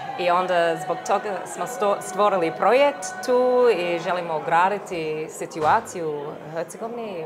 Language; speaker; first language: Croatian; early bilingual, heritage; English